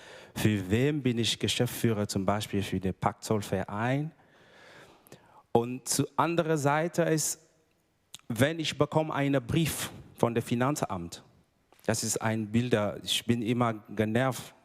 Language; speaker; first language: German; non-native, fluent; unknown